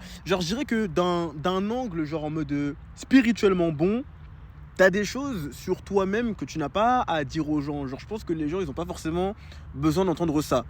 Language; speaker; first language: French; native; French